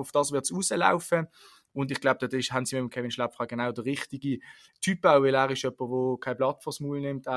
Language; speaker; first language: German; native; German